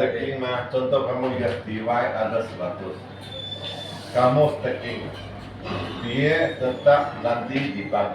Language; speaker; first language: Indonesian; non-native, learner; Chinese